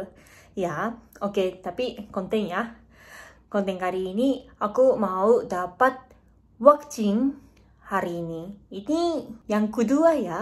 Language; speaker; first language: Indonesian; non-native, learner; Japanese